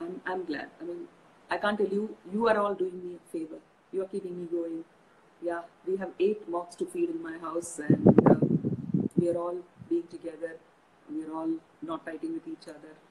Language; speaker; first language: English; non-native, local second language; Tamil